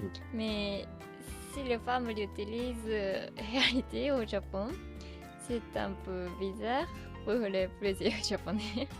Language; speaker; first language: French; non-native, learner; Japanese